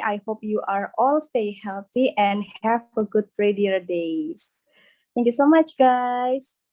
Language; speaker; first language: English; non-native, learner; Indonesian